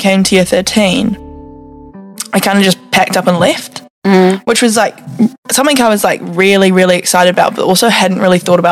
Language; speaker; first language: English; native; English